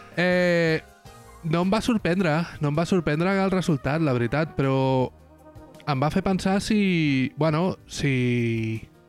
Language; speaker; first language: Catalan; non-native, local second language; Spanish